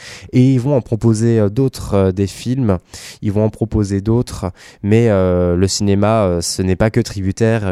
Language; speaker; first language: French; native; French